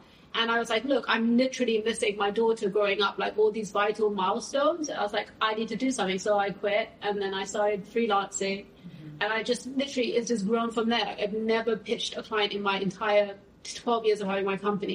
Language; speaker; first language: English; native; English